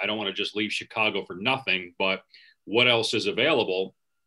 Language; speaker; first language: English; native; English